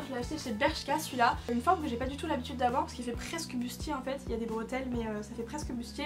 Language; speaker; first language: French; native; French